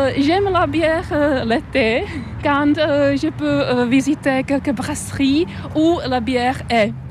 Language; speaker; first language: French; non-native, fluent; Czech